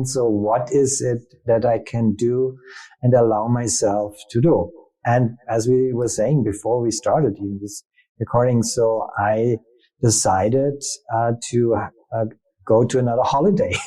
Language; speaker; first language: English; non-native, fluent; German